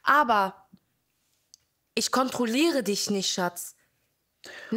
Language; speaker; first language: German; native; German